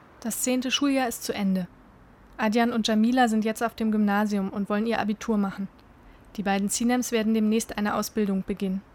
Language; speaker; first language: German; native; German